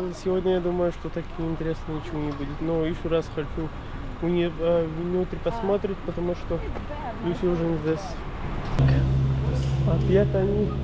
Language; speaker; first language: Russian; non-native, learner; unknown